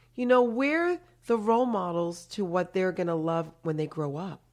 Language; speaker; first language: English; early bilingual, other home language; Haitian Creole